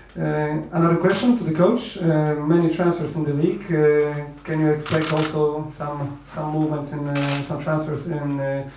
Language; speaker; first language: English; non-native, learner; Polish